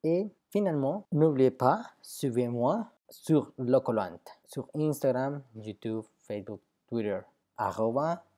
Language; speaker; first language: French; non-native, fluent; Spanish